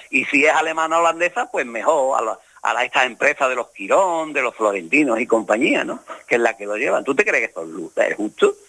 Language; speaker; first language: Spanish; native; Spanish